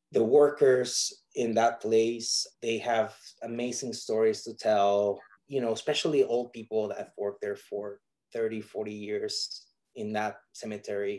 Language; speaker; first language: English; non-native, fluent; Spanish